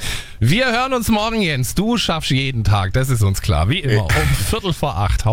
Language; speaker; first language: German; native; German